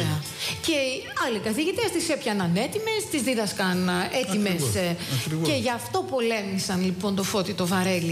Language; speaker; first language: Greek; native; Greek